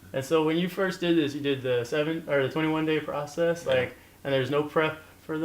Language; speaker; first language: English; native; English